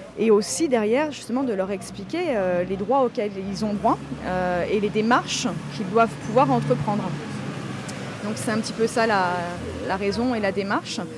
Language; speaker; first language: French; native; French